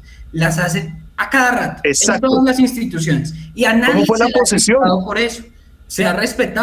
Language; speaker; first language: Spanish; native; Spanish